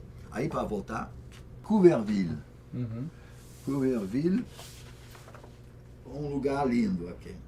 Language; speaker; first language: Portuguese; non-native, fluent; French